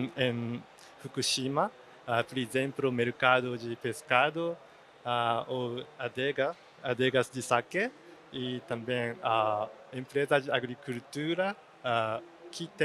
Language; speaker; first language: Portuguese; non-native, learner; Japanese